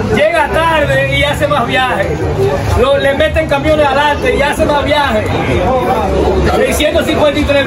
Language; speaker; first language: Spanish; native; Spanish